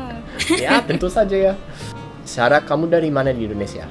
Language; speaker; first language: Indonesian; non-native, fluent; English